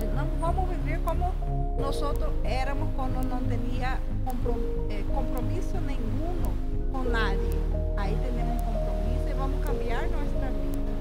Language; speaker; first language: Spanish; non-native, learner; Portuguese